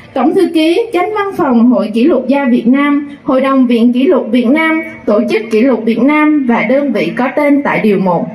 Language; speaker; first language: Vietnamese; native; Vietnamese